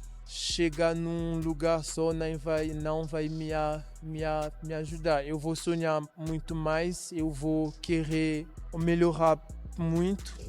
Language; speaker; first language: Portuguese; non-native, learner; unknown